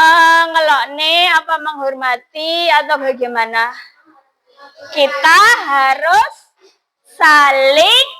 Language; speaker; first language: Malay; non-native, local second language; Javanese